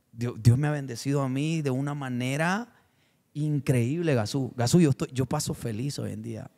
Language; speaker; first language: Spanish; native; Spanish